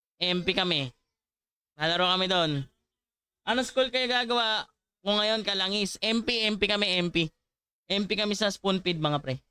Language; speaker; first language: Filipino; non-native, local second language; Cebuano